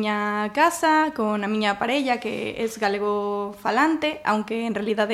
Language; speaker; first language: Galician; non-native, learner; Spanish